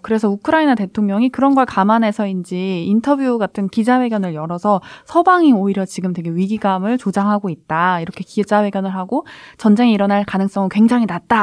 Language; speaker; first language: Korean; native; Korean